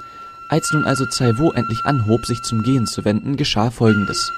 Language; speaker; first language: German; native; German